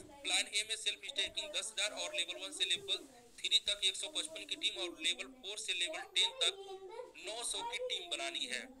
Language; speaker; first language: Hindi; native; Hindi